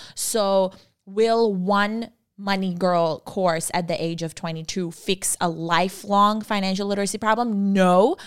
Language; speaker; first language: English; non-native, local second language; Urdu